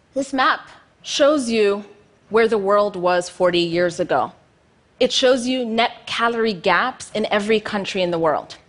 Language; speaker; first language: English; non-native, fluent; Amharic